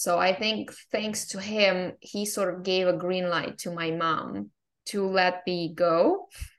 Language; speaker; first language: English; non-native, fluent; Russian